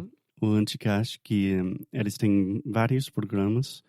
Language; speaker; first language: Portuguese; non-native, fluent; English